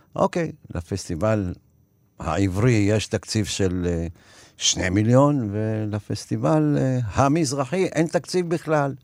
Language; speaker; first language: Hebrew; early bilingual, other home language; Arabic